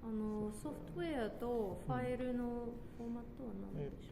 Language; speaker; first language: Japanese; non-native, fluent; Russian